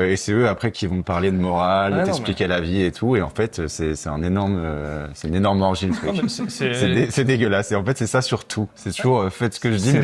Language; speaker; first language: French; native; French